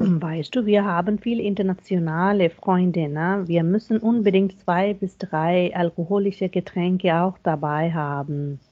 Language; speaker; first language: German; non-native, fluent; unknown